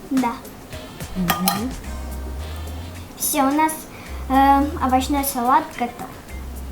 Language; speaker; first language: Russian; non-native, local second language; Tajik